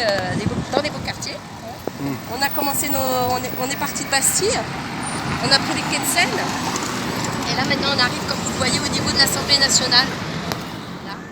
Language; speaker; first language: French; native; French